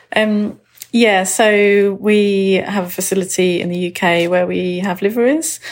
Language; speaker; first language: English; native; English